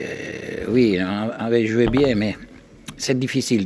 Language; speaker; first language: French; non-native, learner; Italian